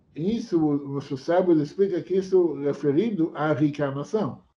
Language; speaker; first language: Portuguese; non-native, fluent; Hebrew